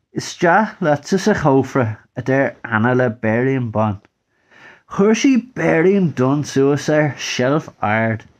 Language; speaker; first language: Irish; non-native, local second language; English